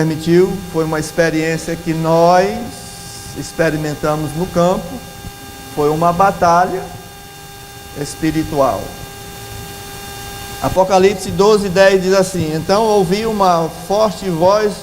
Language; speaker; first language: Portuguese; early bilingual, other home language; English